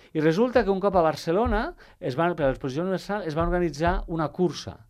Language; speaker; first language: Catalan; native; Catalan